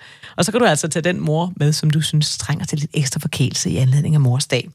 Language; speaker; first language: Danish; native; Danish